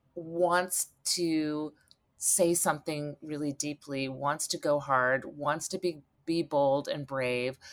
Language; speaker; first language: English; native; English